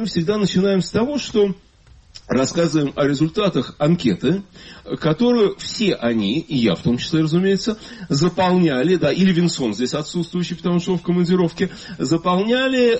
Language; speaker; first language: Russian; native; Russian